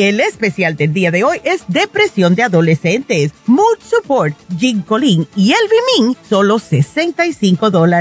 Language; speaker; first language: Spanish; native; Spanish